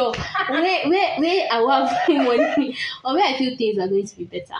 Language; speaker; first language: English; non-native, local second language; Yoruba